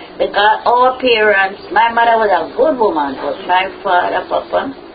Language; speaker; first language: English; native; English